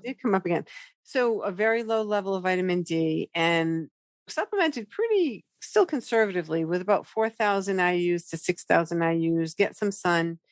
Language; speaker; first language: English; native; English